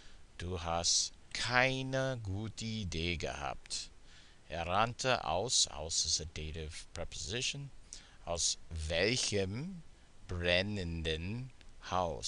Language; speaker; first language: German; non-native, fluent; English